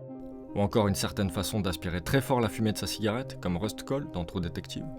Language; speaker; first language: French; native; French